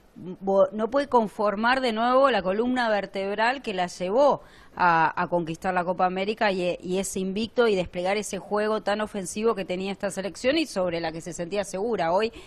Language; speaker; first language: Spanish; native; Spanish